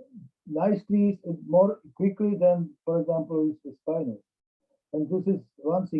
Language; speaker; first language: English; non-native, learner; Czech